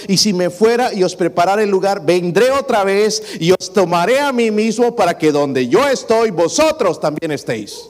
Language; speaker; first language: Spanish; native; Spanish